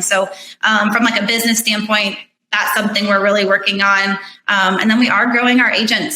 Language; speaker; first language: English; native; English